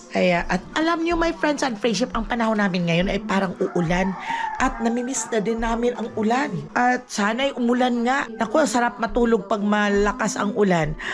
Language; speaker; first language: Filipino; non-native, local second language; Cebuano